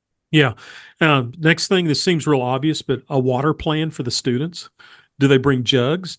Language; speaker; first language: English; native; English